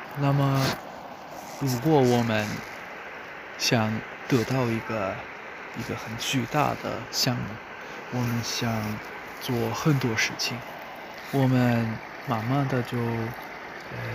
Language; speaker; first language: Chinese; non-native, fluent; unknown